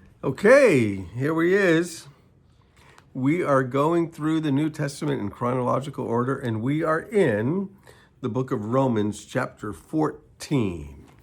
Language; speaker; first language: English; native; English